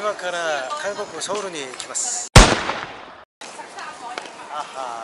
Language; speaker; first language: Japanese; non-native, learner; Korean